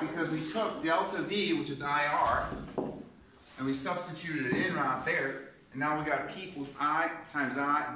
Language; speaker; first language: English; native; English